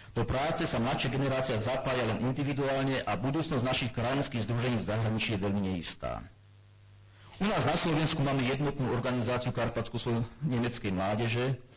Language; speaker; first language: Slovak; non-native, local second language; German